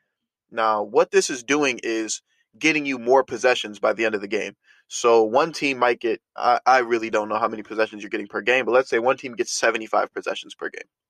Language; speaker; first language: English; native; English